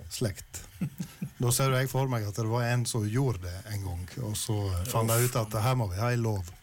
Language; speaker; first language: Norwegian; native; Norwegian